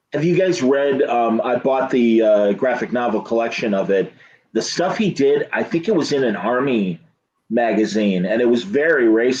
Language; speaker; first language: English; native; English